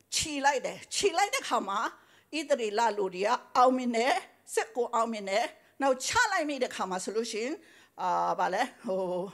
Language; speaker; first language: Burmese; non-native, local second language; Tedim Chin